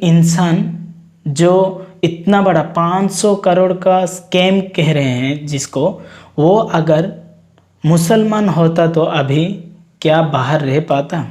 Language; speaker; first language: Hindi; non-native, local second language; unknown